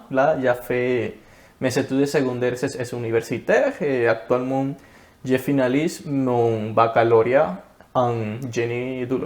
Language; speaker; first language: French; non-native, learner; Spanish